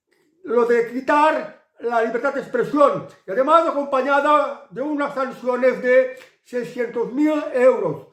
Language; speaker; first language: Spanish; native; Spanish